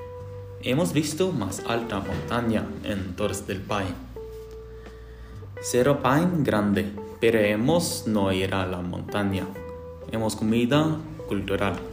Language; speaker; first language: Spanish; non-native, learner; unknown